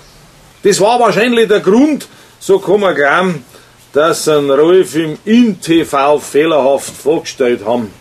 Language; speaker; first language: German; native; German